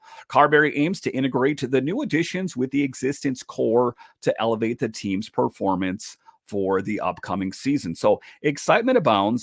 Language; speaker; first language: English; native; English